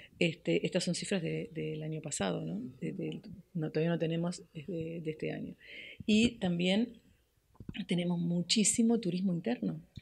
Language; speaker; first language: Spanish; native; Spanish